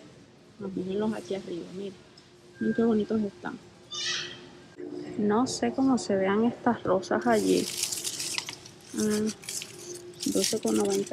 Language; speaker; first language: Spanish; native; Spanish